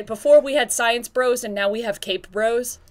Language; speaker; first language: English; native; English